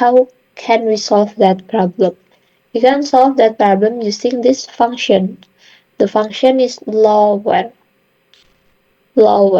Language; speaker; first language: English; non-native, learner; Indonesian